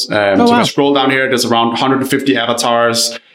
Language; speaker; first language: English; non-native, fluent; Danish